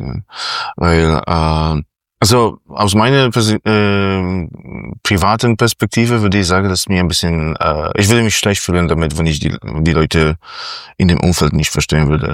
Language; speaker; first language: German; non-native, fluent; Polish